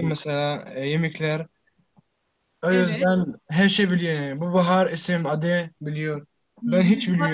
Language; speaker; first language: Turkish; non-native, learner; Arabic